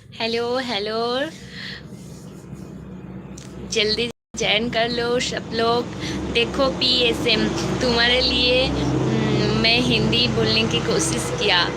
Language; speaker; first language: Hindi; non-native, local second language; Bangla